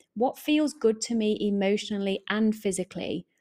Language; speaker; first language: English; native; English